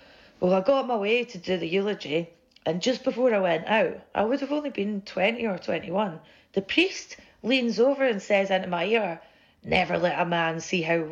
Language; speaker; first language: English; native; English